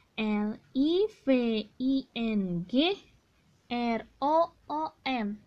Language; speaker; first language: English; non-native, learner; Indonesian